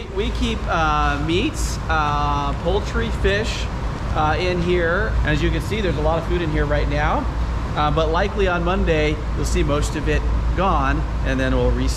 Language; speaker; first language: English; native; English